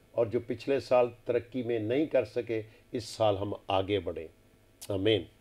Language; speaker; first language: Urdu; non-native, local second language; Punjabi